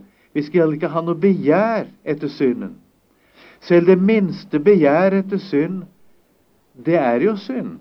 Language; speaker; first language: Norwegian; native; Norwegian